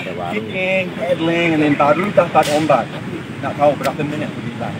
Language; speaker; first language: Indonesian; non-native, learner; English